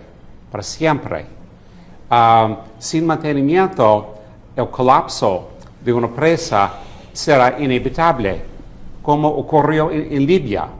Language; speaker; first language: Spanish; non-native, fluent; English